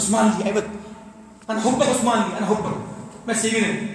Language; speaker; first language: Turkish; non-native, learner; Urdu